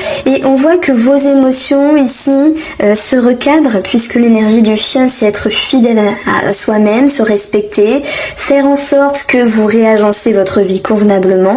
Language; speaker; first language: French; native; French